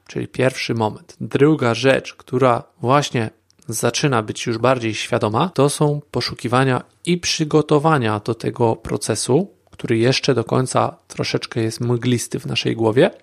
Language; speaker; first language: Polish; native; Polish